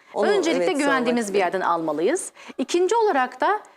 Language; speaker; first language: Turkish; native; Turkish